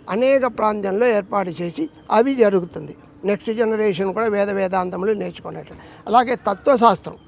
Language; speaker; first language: Telugu; non-native, local second language; Tamil